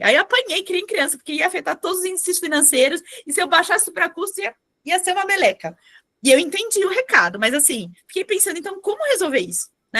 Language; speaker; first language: Portuguese; native; Portuguese